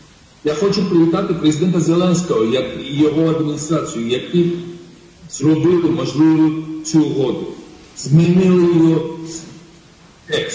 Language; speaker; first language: Ukrainian; non-native, fluent; Georgian